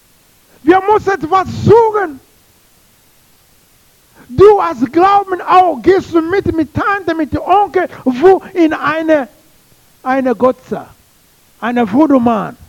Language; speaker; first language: German; non-native, learner; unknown